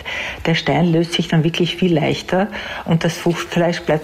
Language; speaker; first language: German; native; German